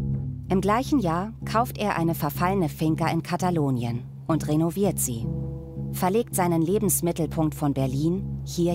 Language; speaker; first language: German; native; German